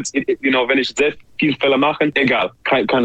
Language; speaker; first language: German; non-native, learner; English